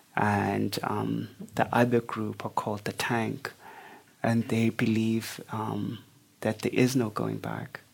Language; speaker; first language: English; non-native, local second language; Xhosa